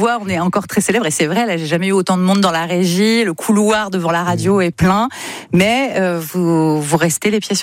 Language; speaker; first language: French; native; French